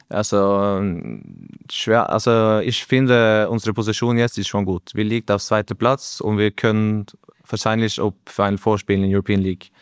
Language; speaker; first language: German; non-native, learner; Norwegian